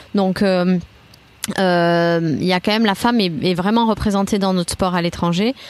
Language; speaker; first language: French; native; French